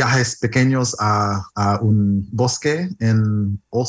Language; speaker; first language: Spanish; non-native, learner; English